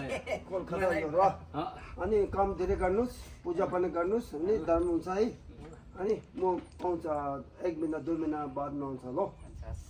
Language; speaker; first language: Nepali; non-native, learner; Tibetan